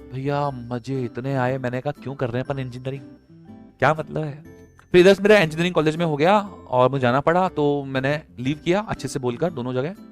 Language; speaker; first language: Hindi; native; Hindi